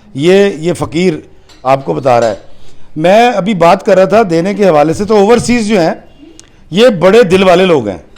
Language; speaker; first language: Urdu; non-native, local second language; Punjabi